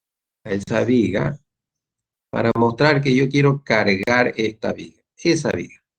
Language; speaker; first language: Spanish; native; Spanish